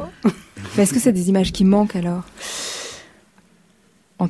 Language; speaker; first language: French; native; French